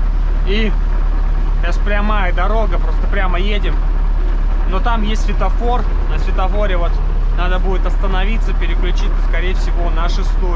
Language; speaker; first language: Russian; native; Russian